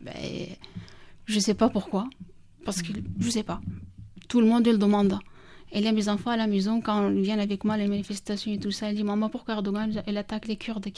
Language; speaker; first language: French; non-native, learner; Kurdish